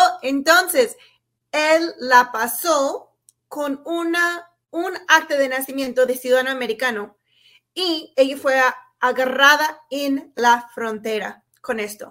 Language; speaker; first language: Spanish; non-native, fluent; English